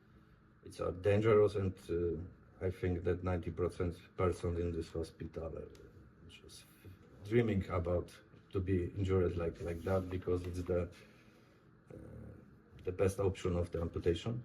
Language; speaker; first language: English; non-native, learner; Polish